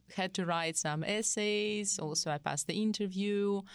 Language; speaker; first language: English; non-native, fluent; Russian